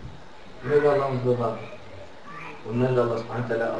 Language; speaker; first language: German; non-native, fluent; Arabic